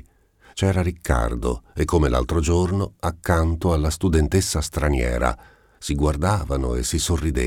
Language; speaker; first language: Italian; native; Italian